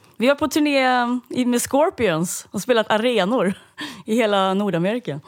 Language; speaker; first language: Swedish; native; Swedish